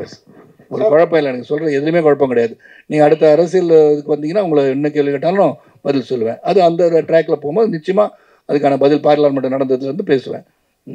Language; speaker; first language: Tamil; native; Tamil